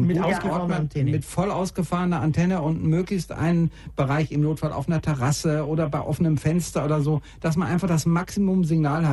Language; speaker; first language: German; native; German